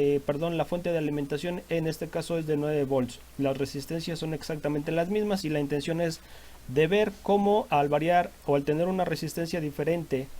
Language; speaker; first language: Spanish; native; Spanish